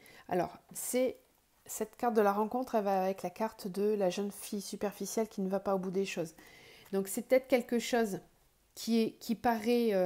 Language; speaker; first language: French; native; French